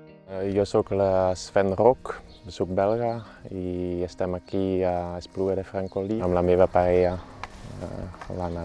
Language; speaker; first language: Catalan; non-native, fluent; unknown